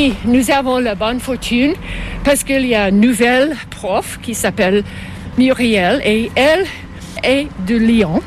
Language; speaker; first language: French; non-native, fluent; English